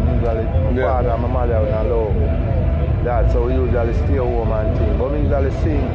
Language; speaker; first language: English; non-native, local second language; Jamaican Creole English